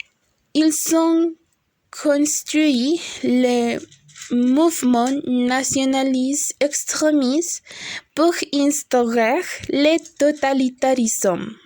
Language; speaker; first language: French; non-native, learner; Spanish